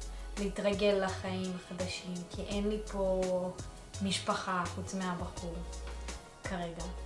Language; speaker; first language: Hebrew; early bilingual, other home language; Russian